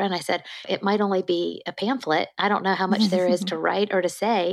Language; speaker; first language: English; native; English